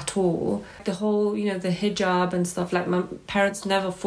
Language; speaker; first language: English; native; English